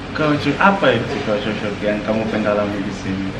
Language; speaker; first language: Indonesian; non-native, fluent; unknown